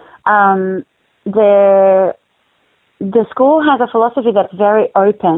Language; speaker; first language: English; native; English